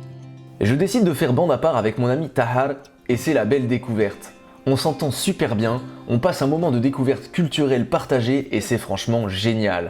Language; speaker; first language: French; native; French